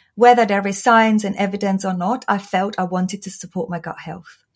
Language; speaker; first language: English; non-native, fluent; German